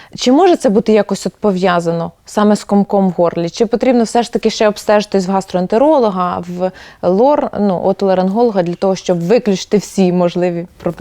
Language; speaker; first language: Ukrainian; native; Ukrainian